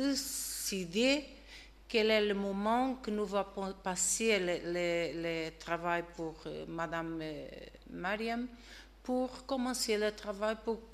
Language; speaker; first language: French; non-native, learner; Portuguese